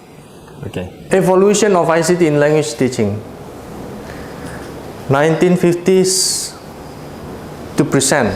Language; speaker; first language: English; non-native, fluent; Indonesian